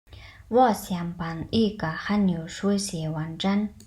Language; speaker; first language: Chinese; non-native, fluent; Mongolian